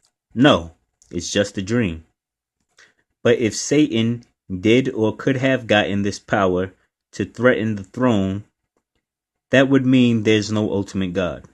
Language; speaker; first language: English; native; English